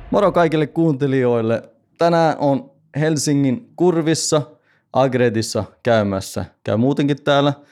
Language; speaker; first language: Finnish; non-native, local second language; Swedish